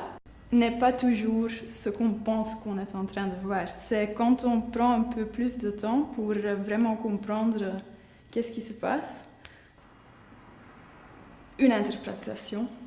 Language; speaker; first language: French; non-native, local second language; Dutch